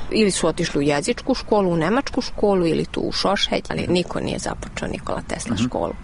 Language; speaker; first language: Serbian; non-native, local second language; Hungarian